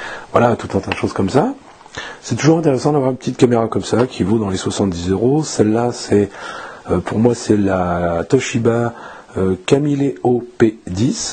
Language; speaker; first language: French; native; French